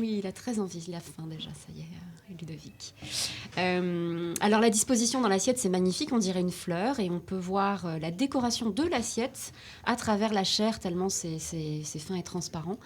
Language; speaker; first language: French; native; French